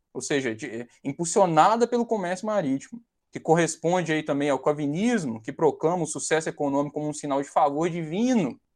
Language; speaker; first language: Portuguese; native; Portuguese